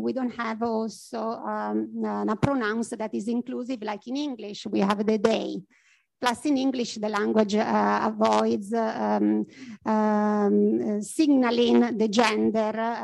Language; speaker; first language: English; non-native, fluent; Italian